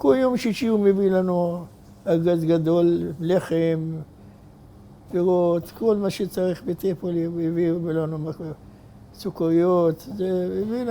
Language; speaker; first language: Hebrew; non-native, fluent; Arabic